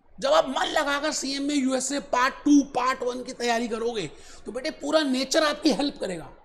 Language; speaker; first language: Hindi; native; Hindi